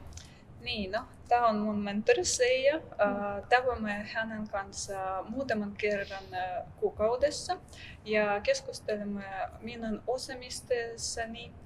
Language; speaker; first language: Finnish; non-native, learner; Russian